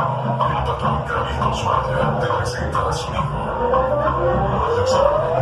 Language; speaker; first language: Spanish; native; Spanish